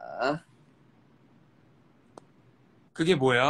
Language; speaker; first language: Korean; early bilingual, heritage; Korean